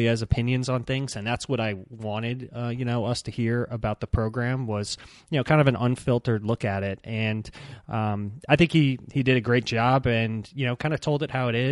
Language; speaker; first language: English; native; English